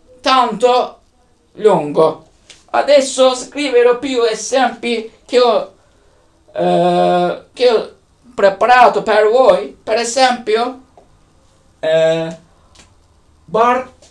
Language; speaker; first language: Italian; non-native, learner; Turkish